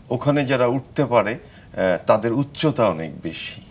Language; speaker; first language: Bangla; native; Bangla